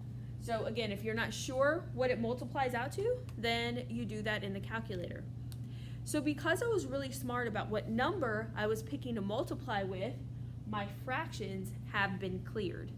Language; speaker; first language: English; native; English